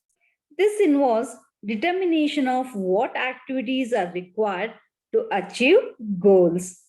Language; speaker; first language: English; non-native, local second language; Kannada